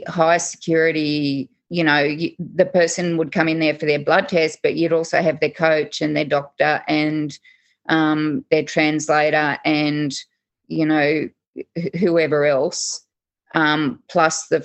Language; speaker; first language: English; native; English